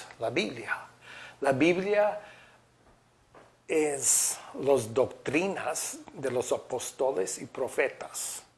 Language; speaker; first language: Spanish; non-native, fluent; English